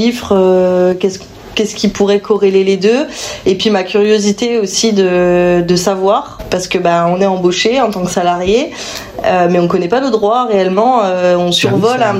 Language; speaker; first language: French; native; French